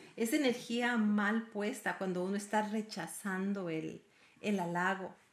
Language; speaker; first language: Spanish; native; Spanish